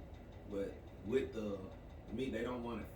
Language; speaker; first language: English; native; English